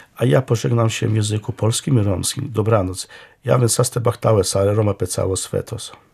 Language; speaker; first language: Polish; non-native, local second language; Romany